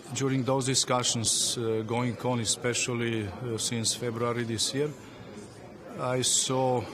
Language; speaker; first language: English; non-native, fluent; Slovenian